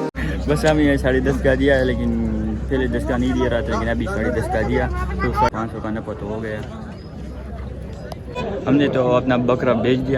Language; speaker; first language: Hindi; non-native, local second language; Pashto